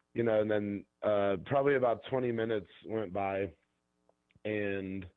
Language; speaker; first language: English; native; English